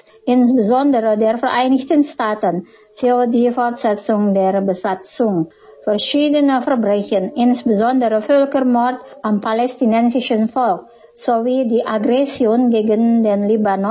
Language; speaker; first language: German; non-native, fluent; Indonesian